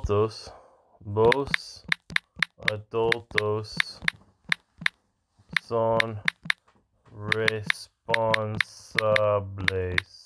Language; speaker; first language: Spanish; non-native, learner; English